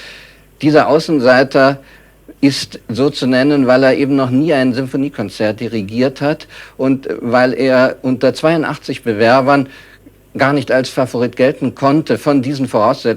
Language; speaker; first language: German; native; German